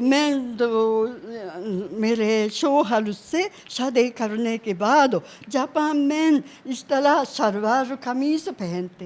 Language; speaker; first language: Hindi; non-native, learner; Japanese